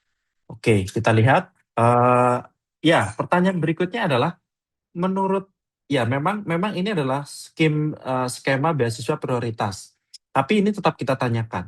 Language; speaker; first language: Indonesian; native; Indonesian